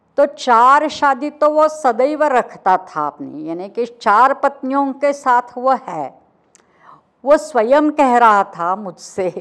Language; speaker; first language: Hindi; non-native, local second language; Marathi